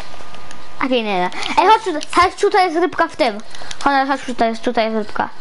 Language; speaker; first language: Polish; early bilingual, heritage; Polish